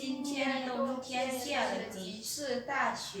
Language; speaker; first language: Chinese; non-native, learner; Lao